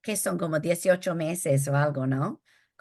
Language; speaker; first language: Spanish; early bilingual, heritage; Spanish